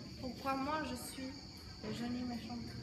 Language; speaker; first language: French; non-native, learner; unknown